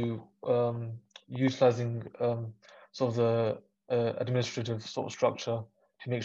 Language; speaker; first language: English; native; English